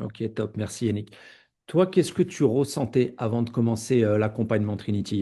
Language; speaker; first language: French; native; French